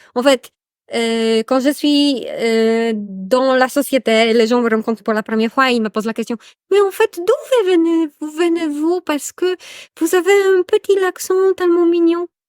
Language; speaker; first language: French; non-native, fluent; Polish